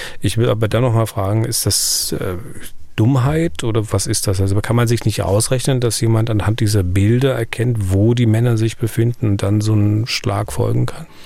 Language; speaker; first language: German; native; German